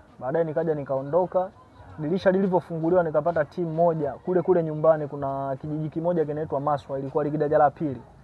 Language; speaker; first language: Swahili; native; Swahili